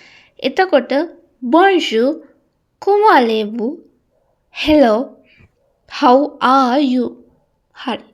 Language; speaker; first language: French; non-native, learner; Sinhala